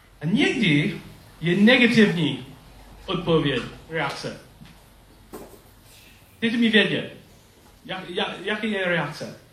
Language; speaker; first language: Czech; non-native, learner; English